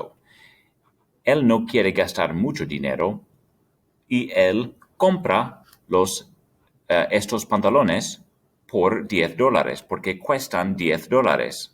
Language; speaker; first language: Spanish; non-native, fluent; English